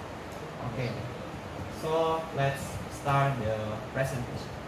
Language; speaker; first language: English; non-native, learner; Indonesian